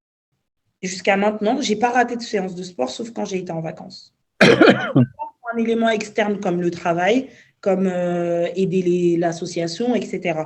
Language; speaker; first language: French; native; French